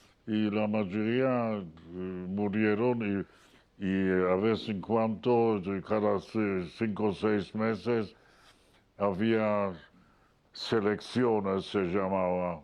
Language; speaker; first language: Spanish; non-native, fluent; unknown